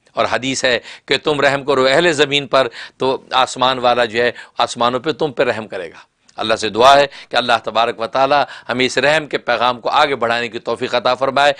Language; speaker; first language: Urdu; non-native, local second language; Punjabi